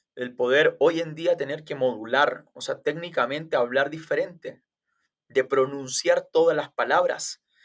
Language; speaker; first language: Spanish; native; Spanish